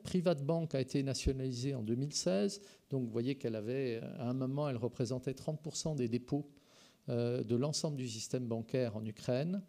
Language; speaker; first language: French; native; French